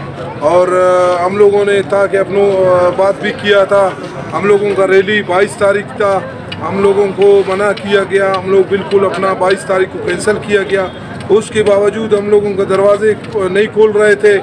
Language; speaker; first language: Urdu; non-native, local second language; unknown